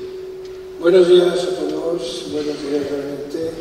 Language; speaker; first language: Spanish; non-native, fluent; French